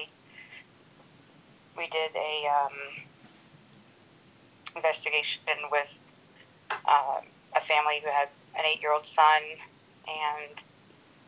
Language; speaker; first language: English; native; English